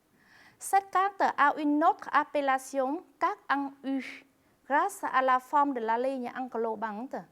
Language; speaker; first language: French; non-native, fluent; Vietnamese